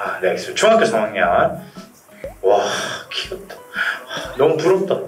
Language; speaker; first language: Korean; native; Korean